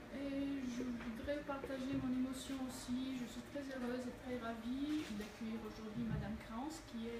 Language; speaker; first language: French; non-native, fluent; Bulgarian